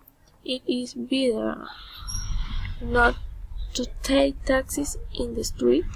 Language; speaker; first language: English; non-native, learner; Spanish